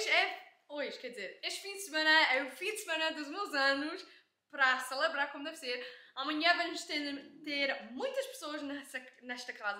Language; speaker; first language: Portuguese; early bilingual, heritage; Portuguese